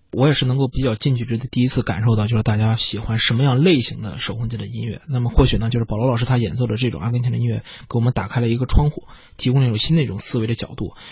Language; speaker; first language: Chinese; native; Chinese